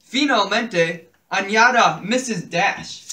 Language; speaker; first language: Spanish; non-native, learner; English